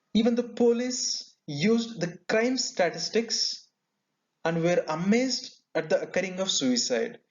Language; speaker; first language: English; non-native, local second language; Kannada